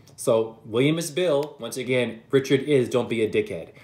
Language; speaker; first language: English; native; English